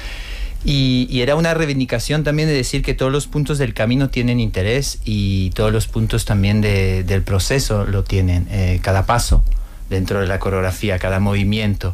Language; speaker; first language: Spanish; non-native, fluent; Portuguese